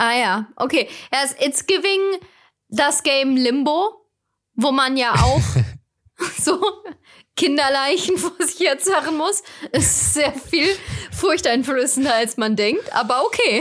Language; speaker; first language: German; native; German